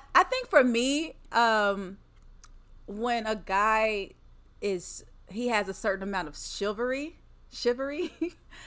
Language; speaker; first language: English; native; English